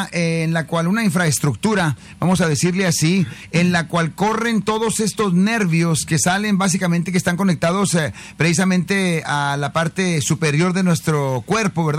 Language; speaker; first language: Spanish; native; Spanish